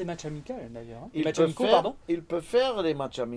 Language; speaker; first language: French; native; French